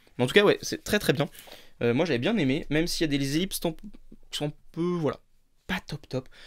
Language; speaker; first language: French; native; French